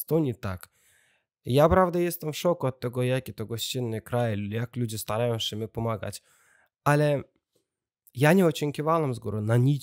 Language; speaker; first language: Polish; non-native, learner; Russian